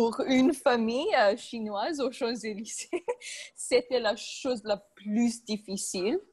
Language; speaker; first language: French; non-native, learner; English